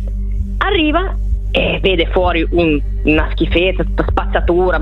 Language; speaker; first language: Italian; native; Italian